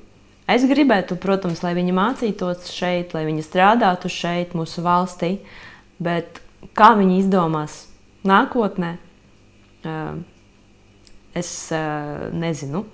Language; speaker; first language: Latvian; non-native, local second language; Russian